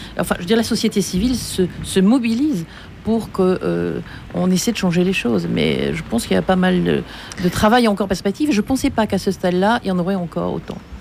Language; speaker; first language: French; native; French